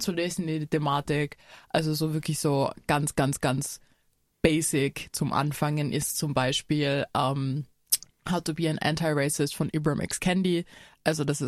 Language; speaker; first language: German; native; German